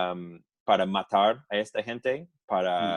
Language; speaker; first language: Spanish; non-native, fluent; English